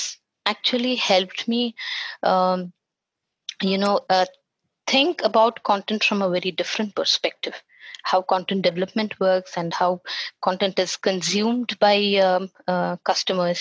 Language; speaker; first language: English; non-native, local second language; Kannada